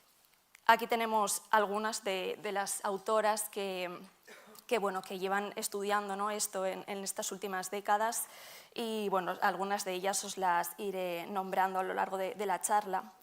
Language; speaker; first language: Spanish; native; Spanish